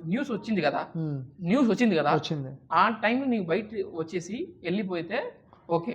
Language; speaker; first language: Telugu; non-native, local second language; Tamil